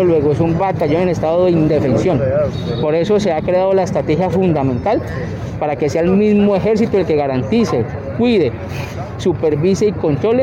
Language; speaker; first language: Spanish; native; Spanish